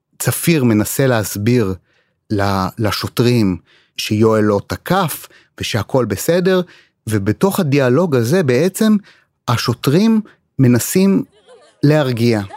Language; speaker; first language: Hebrew; native; Hebrew